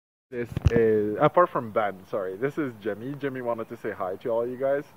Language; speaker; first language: English; non-native, fluent; Arabic